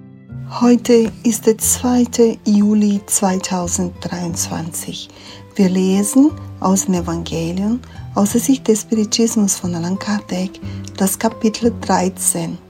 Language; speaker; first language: German; non-native, fluent; Portuguese